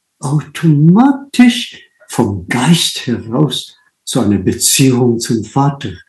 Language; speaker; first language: German; non-native, fluent; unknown